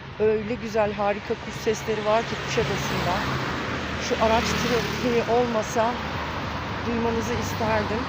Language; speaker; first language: Turkish; native; Turkish